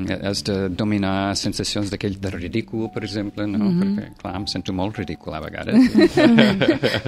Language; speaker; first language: Catalan; non-native, fluent; English